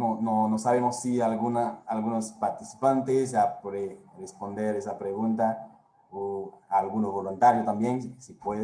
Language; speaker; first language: Spanish; non-native, fluent; Haitian Creole